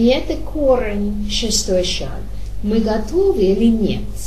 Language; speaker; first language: Russian; non-native, learner; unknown